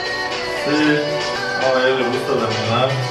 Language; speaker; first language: Spanish; non-native, fluent; Russian